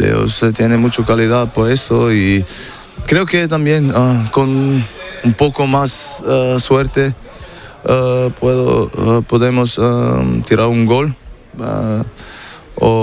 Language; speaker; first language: Spanish; non-native, learner; German